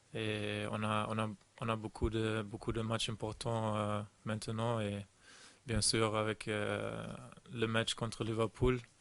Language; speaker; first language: French; non-native, fluent; German